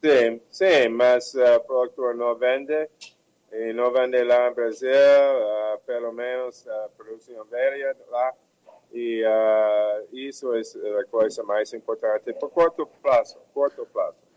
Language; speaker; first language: Portuguese; non-native, fluent; English